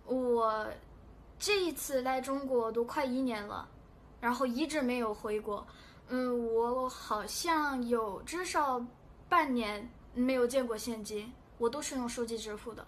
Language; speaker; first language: Chinese; non-native, fluent; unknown